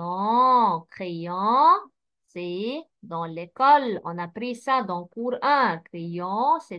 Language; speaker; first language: French; non-native, fluent; Arabic